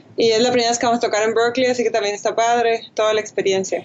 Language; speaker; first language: Spanish; native; Spanish